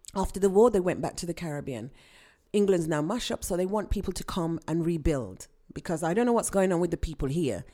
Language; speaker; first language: English; native; English